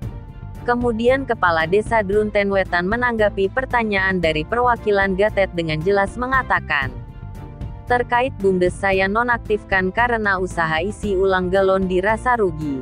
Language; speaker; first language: Indonesian; native; Indonesian